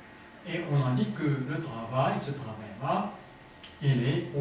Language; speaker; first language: French; non-native, fluent; Arabic